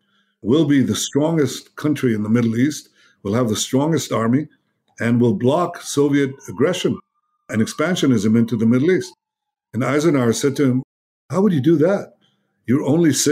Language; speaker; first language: English; non-native, fluent; Hebrew